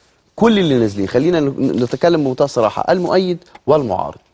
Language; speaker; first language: Arabic; native; Arabic